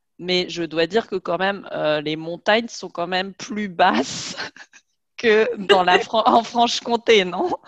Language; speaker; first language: French; native; French